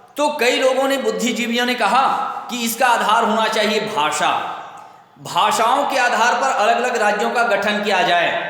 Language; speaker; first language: Hindi; native; Hindi